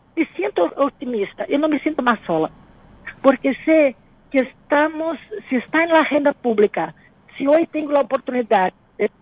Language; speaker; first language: Spanish; non-native, fluent; Portuguese